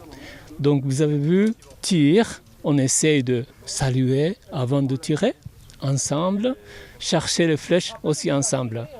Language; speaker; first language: French; non-native, fluent; Japanese